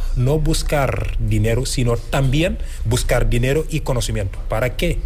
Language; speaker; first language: Spanish; non-native, fluent; Wolof